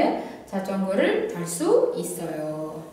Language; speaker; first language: Korean; non-native, fluent; Indonesian